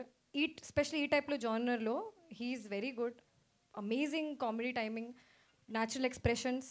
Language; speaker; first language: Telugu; non-native, fluent; Hindi